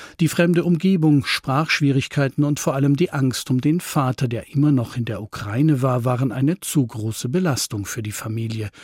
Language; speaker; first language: German; native; German